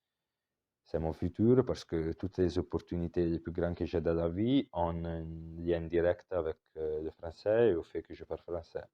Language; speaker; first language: French; non-native, local second language; Italian